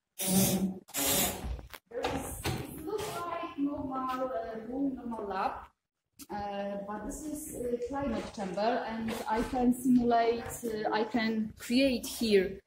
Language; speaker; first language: English; non-native, fluent; Polish